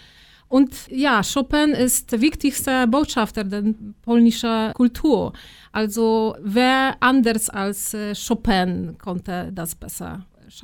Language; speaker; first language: German; non-native, fluent; Polish